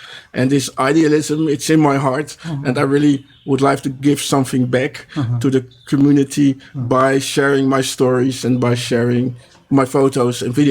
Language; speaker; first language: English; non-native, fluent; Dutch